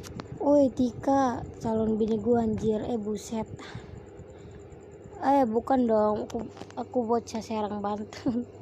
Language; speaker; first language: Indonesian; native; Indonesian